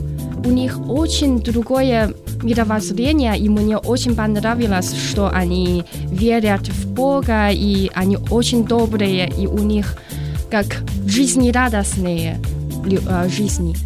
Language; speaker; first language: Russian; non-native, learner; Chinese